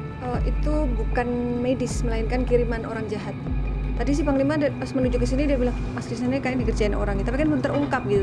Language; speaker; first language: Indonesian; native; Indonesian